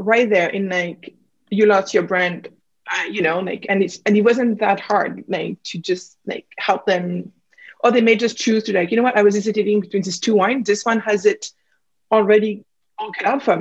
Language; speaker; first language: English; non-native, fluent; French